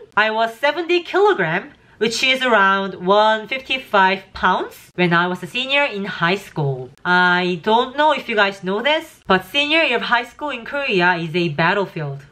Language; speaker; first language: English; non-native, fluent; Korean